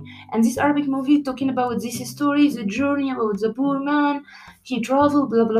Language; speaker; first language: English; non-native, learner; Arabic